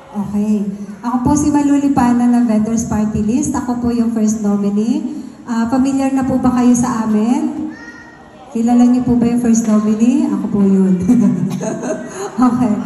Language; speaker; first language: Filipino; non-native, local second language; Masbatenyo